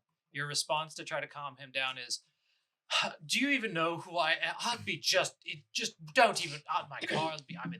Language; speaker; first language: English; native; English